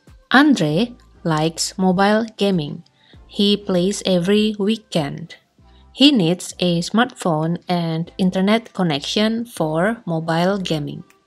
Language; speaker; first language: English; non-native, fluent; Indonesian